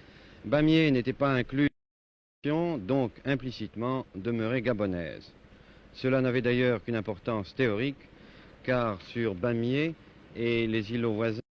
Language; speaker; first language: French; native; French